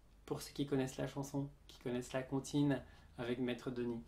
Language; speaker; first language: French; native; French